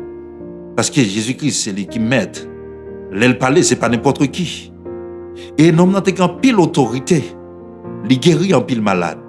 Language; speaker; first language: French; non-native, local second language; Haitian Creole